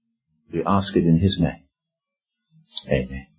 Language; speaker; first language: English; native; English